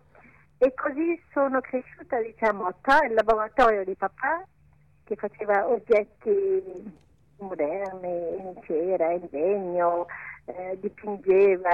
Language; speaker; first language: Italian; non-native, local second language; Ladin